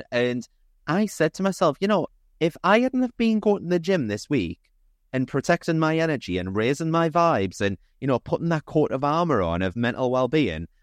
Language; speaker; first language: English; native; English